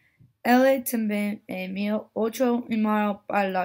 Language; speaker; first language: Portuguese; non-native, learner; English